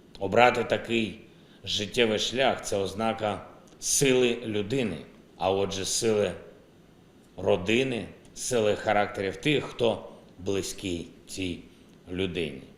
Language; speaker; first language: Ukrainian; non-native, local second language; Russian